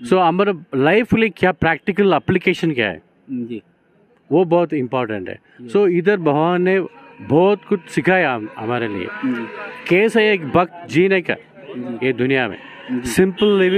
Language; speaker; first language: Hindi; non-native, local second language; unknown